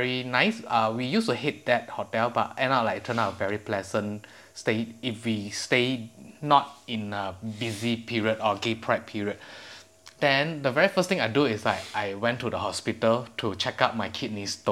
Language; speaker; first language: English; non-native, local second language; Chinese